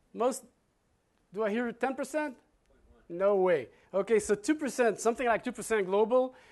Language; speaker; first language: English; non-native, fluent; Hebrew